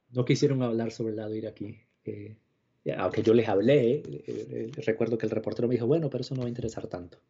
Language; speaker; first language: Spanish; native; Spanish